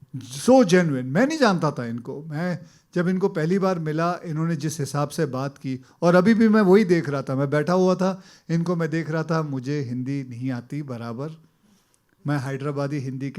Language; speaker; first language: Hindi; native; Hindi